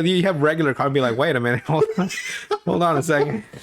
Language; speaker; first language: English; native; English